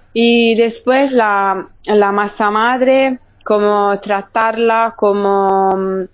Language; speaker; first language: Spanish; non-native, fluent; Italian